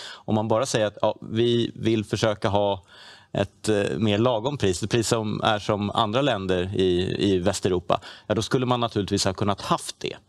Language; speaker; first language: Swedish; native; Swedish